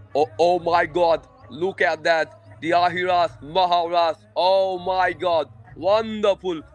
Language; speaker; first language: English; non-native, local second language; Gujarati